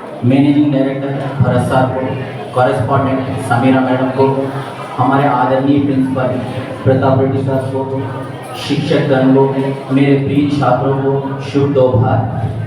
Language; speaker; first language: Hindi; non-native, local second language; Telugu